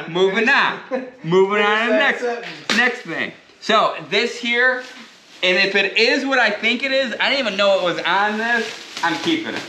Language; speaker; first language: English; native; English